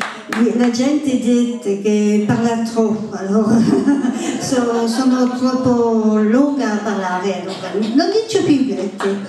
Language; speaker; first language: Italian; non-native, learner; French